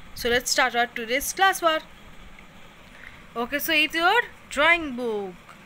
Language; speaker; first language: Hindi; non-native, local second language; Bangla